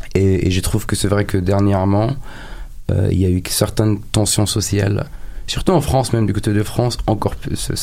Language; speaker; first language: French; non-native, fluent; Arabic